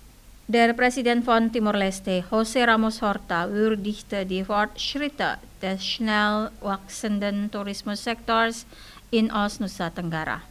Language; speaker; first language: German; non-native, fluent; Indonesian